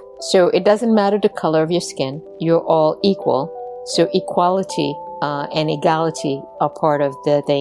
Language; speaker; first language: English; non-native, fluent; French